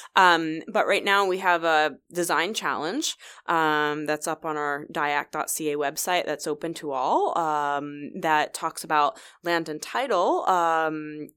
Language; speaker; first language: English; native; English